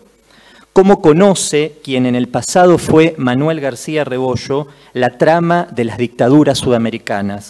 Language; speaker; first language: Spanish; native; Spanish